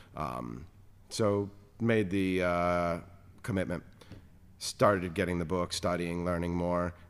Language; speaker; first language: English; native; English